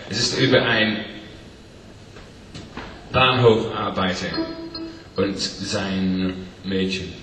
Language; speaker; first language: German; non-native, learner; English